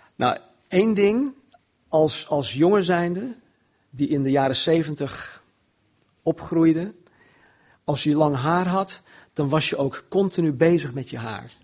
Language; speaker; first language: Dutch; non-native, fluent; English